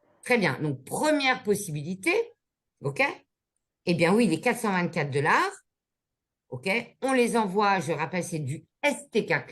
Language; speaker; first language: French; native; French